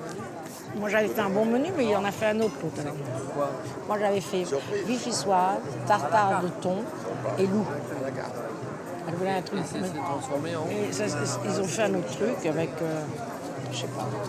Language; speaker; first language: French; native; French